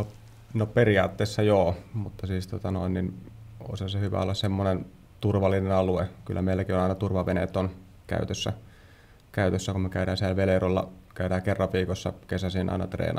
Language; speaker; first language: Finnish; native; Finnish